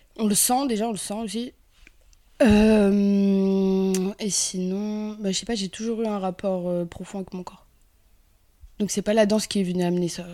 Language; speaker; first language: French; early bilingual, other home language; Kabyle